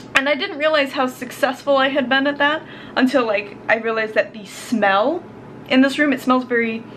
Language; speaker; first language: English; native; English